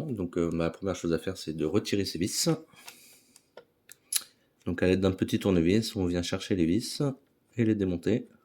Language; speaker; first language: French; native; French